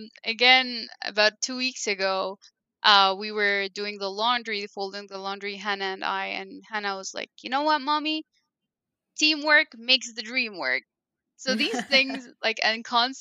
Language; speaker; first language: English; non-native, fluent; Arabic